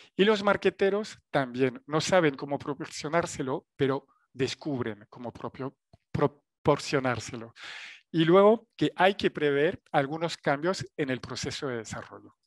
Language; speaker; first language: Spanish; non-native, fluent; French